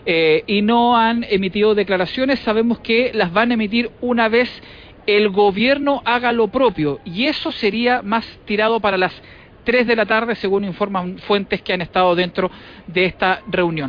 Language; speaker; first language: Spanish; native; Spanish